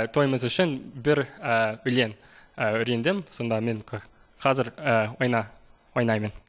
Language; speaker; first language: Kazakh; non-native, learner; English